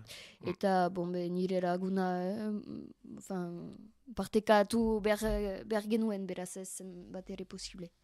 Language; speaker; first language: Basque; non-native, learner; French